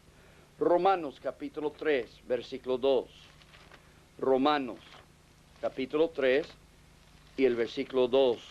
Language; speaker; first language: Spanish; non-native, fluent; English